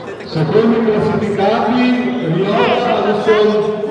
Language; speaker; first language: Italian; native; Italian